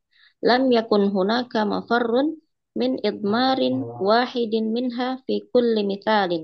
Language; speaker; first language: Arabic; non-native, learner; Indonesian